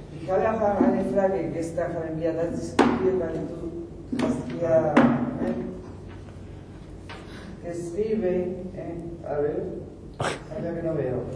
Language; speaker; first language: German; non-native, learner; Spanish